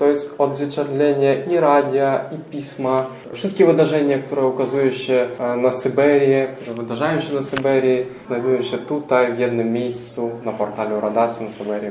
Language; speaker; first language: Polish; early bilingual, heritage; Polish